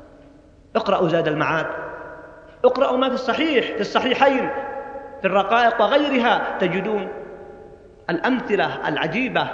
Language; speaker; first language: Arabic; native; Arabic